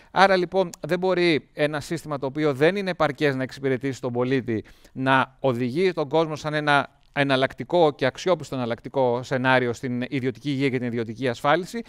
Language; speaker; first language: Greek; native; Greek